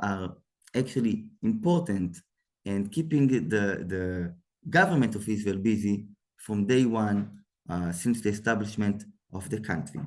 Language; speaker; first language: English; non-native, fluent; Hebrew